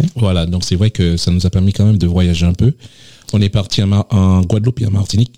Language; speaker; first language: French; native; French